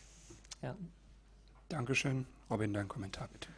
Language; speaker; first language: German; native; German